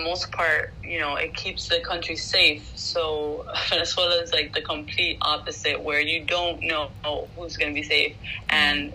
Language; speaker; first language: English; non-native, fluent; Spanish